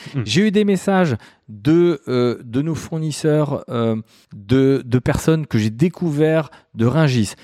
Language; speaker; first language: French; native; French